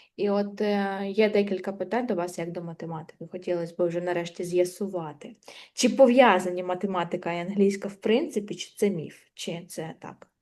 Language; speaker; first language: Ukrainian; native; Ukrainian